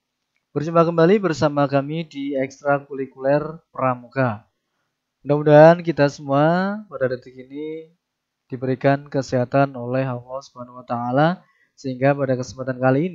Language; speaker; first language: Indonesian; native; Indonesian